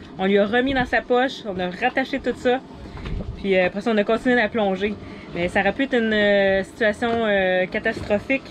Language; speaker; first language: French; native; French